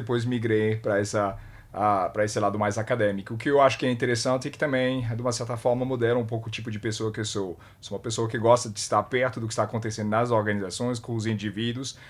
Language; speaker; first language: Portuguese; non-native, fluent; French